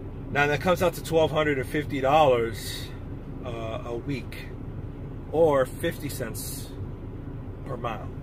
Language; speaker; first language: English; native; English